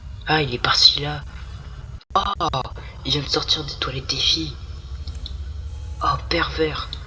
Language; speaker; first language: French; native; French